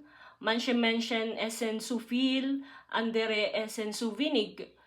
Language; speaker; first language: German; non-native, learner; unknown